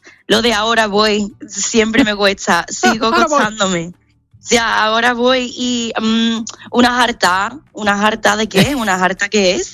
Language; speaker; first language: Spanish; non-native, fluent; English